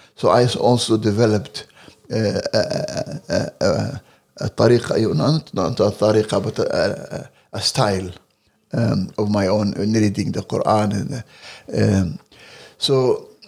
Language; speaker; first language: English; non-native, fluent; Arabic